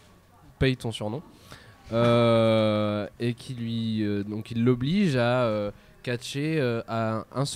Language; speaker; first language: French; native; French